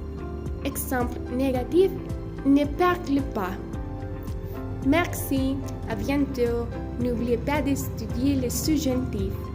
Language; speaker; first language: French; non-native, learner; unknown